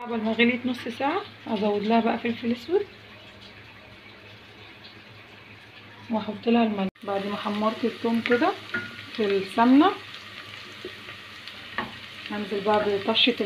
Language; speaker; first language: Arabic; native; Arabic